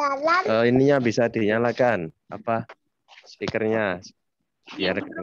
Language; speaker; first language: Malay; non-native, local second language; Javanese